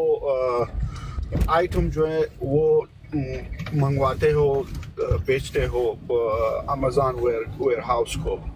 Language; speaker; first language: Hindi; non-native, local second language; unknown